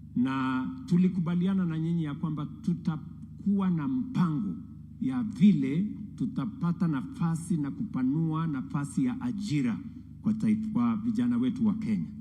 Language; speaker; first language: Swahili; non-native, local second language; Kalenjin